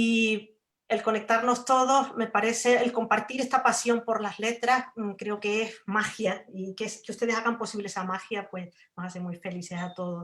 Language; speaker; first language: Spanish; native; Spanish